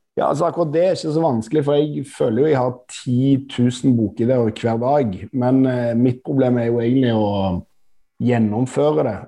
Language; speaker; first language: Norwegian; native; Norwegian